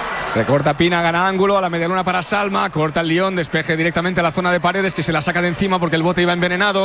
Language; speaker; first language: Spanish; native; Spanish